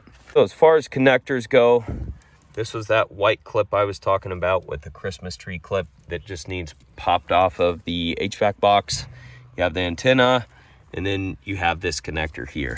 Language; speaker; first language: English; native; English